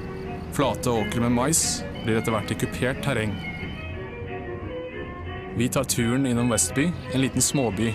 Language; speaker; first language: Norwegian; native; Norwegian